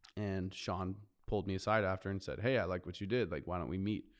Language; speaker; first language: English; native; English